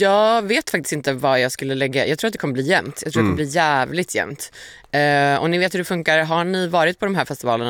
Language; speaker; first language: Swedish; native; Swedish